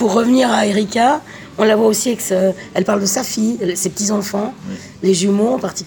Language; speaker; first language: French; native; French